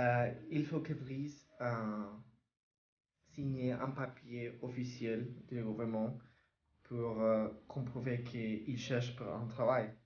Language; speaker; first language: French; non-native, learner; Spanish